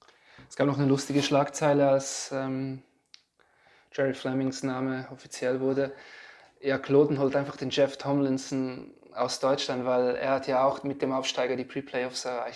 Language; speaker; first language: German; native; German